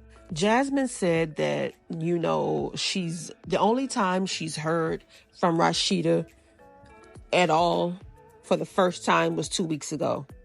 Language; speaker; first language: English; native; English